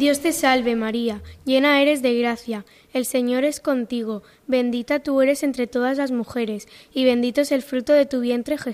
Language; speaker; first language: Spanish; native; Spanish